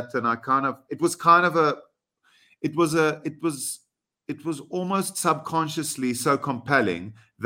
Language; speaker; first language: English; non-native, local second language; Afrikaans